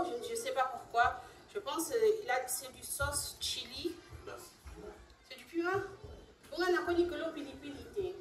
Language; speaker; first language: French; non-native, local second language; Lingala